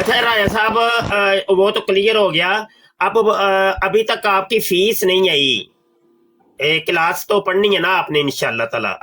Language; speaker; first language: Urdu; non-native, local second language; Punjabi